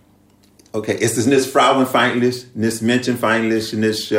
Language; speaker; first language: German; non-native, learner; English